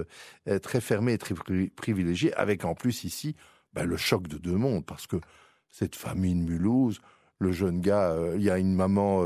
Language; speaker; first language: French; native; French